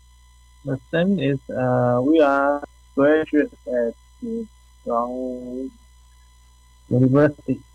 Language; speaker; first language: English; non-native, learner; Chinese